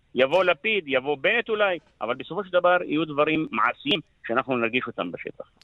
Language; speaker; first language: Hebrew; non-native, local second language; Arabic